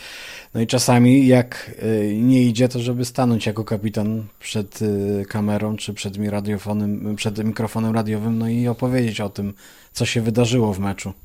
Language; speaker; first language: Polish; native; Polish